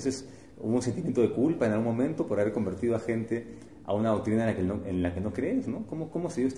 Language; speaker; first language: Spanish; native; Spanish